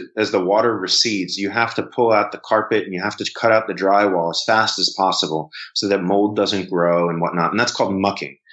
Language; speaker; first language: English; native; English